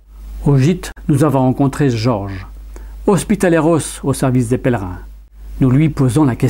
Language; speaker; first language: French; native; French